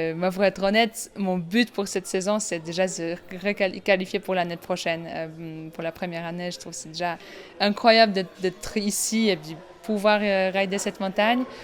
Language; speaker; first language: French; non-native, fluent; Polish